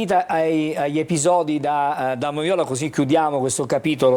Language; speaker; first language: Italian; native; Italian